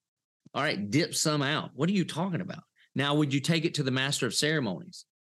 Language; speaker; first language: English; native; English